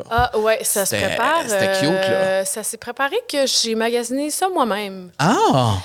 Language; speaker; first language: French; native; French